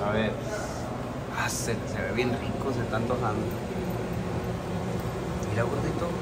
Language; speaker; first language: Spanish; native; Spanish